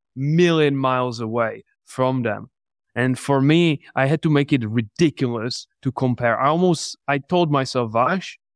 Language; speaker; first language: English; non-native, fluent; Czech